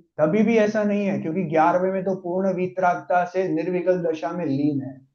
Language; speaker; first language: Hindi; non-native, local second language; Gujarati